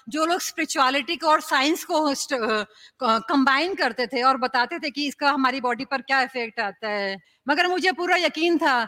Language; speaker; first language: Hindi; native; Hindi